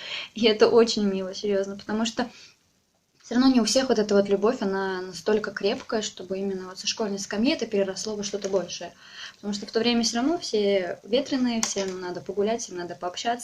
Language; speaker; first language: Russian; native; Russian